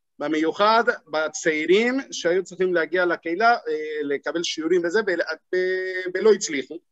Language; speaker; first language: Hebrew; non-native, fluent; Spanish